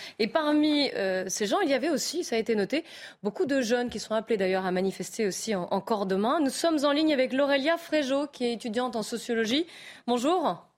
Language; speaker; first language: French; native; French